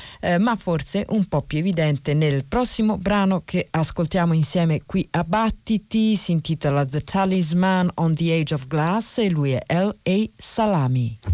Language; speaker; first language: Italian; native; Italian